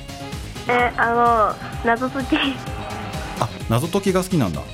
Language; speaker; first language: Japanese; native; Japanese